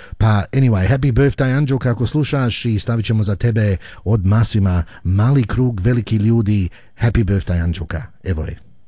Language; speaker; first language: Croatian; early bilingual, heritage; Croatian